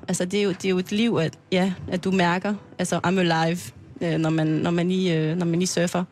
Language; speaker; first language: Danish; non-native, fluent; French